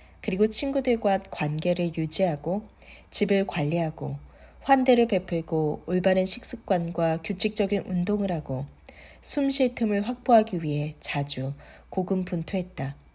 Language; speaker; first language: Korean; native; Korean